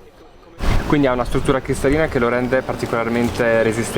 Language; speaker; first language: Italian; native; Italian